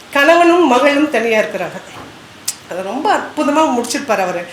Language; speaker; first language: Tamil; non-native, local second language; Kannada